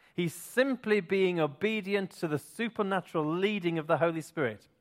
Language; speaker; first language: English; native; English